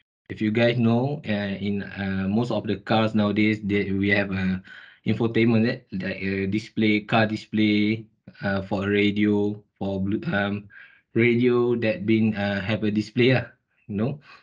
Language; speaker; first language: English; non-native, local second language; Malay